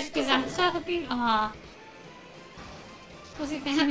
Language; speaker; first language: German; early bilingual, other home language; Japanese